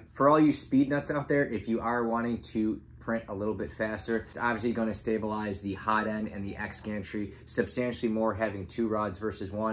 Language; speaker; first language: English; native; English